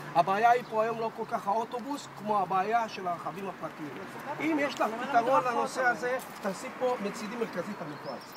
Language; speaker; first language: Hebrew; native; Hebrew